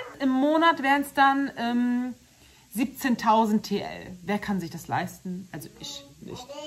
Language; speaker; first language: German; early bilingual, other home language; Turkish